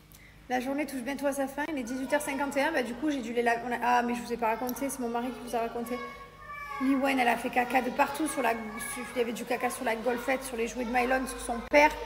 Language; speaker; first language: French; native; French